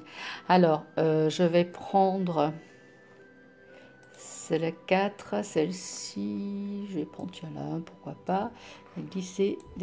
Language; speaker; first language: French; native; French